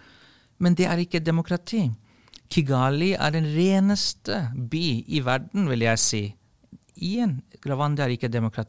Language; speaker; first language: Norwegian; non-native, fluent; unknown